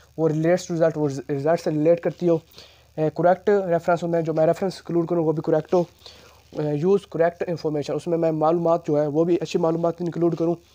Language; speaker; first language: Urdu; non-native, local second language; Punjabi